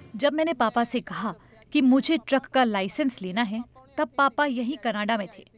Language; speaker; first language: Hindi; native; Hindi